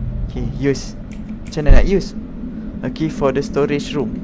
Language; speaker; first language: English; non-native, local second language; Malay